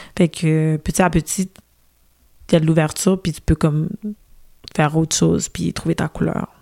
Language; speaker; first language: French; native; French